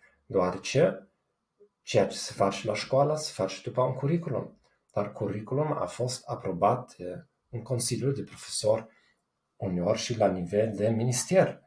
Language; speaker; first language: Romanian; non-native, fluent; German